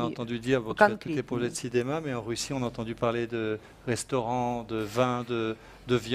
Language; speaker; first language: French; native; French